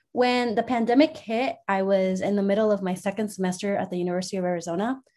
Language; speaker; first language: English; early bilingual, other home language; Spanish